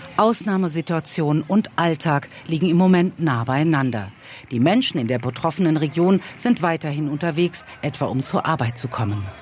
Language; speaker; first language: German; native; German